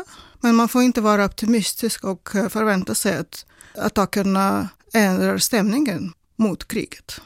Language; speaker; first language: Swedish; non-native, fluent; Russian